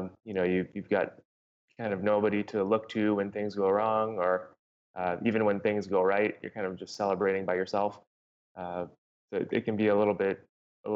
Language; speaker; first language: English; native; English